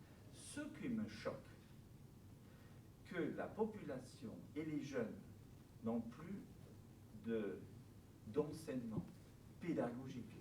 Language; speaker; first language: French; non-native, fluent; German